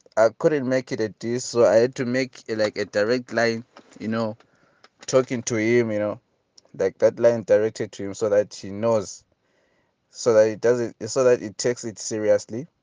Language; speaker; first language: English; non-native, local second language; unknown